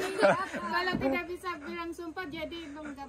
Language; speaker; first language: Indonesian; non-native, learner; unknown